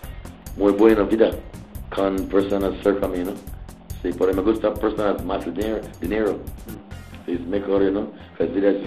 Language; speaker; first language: Spanish; non-native, learner; English